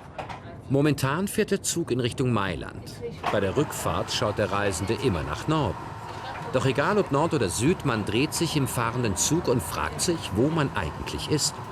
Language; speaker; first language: German; native; German